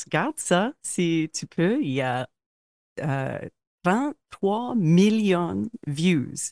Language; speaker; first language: French; non-native, local second language; English